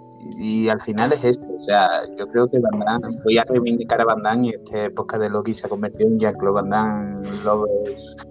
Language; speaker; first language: Spanish; native; Spanish